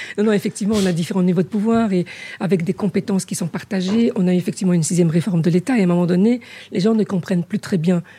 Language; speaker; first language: French; early bilingual, other home language; Arabic